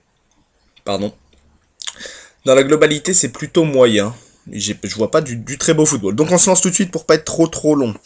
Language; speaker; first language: French; native; French